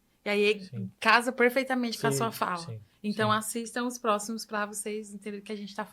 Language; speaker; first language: Portuguese; native; Portuguese